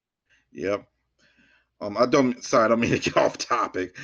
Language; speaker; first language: English; native; English